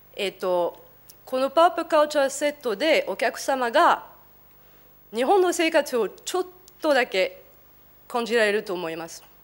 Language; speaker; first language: Japanese; non-native, fluent; French